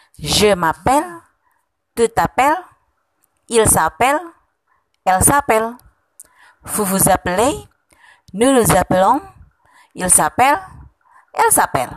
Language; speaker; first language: French; non-native, fluent; Indonesian